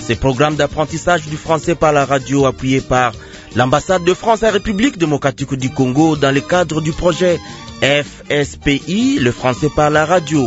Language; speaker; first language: French; non-native, local second language; Lingala